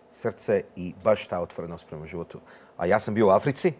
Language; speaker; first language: Serbian; early bilingual, heritage; Serbian